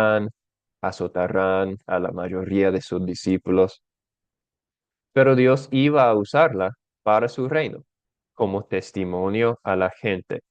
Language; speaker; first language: Spanish; non-native, fluent; English